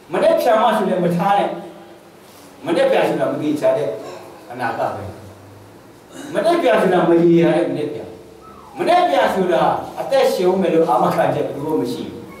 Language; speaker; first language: Burmese; non-native, local second language; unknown